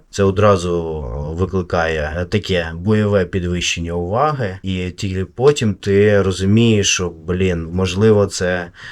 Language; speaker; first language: Ukrainian; non-native, local second language; Russian